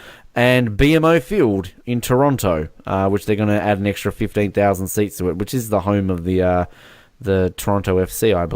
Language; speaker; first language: English; native; English